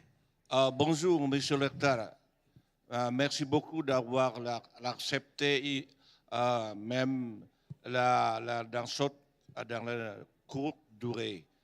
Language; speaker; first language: French; non-native, learner; Indonesian